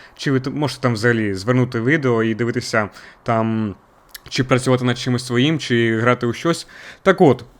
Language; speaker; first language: Ukrainian; non-native, local second language; Russian